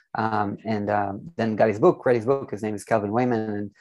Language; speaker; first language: English; non-native, fluent; Hebrew